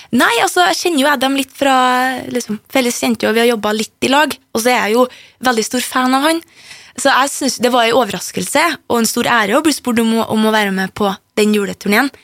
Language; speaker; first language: Norwegian; native; Norwegian